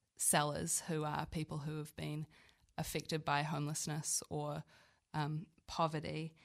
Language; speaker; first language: English; native; English